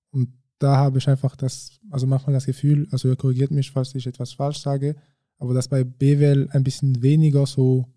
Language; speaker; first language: German; early bilingual, other home language; French